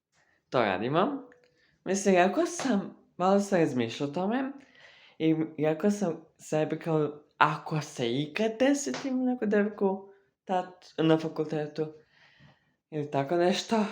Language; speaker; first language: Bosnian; early bilingual, heritage; Serbian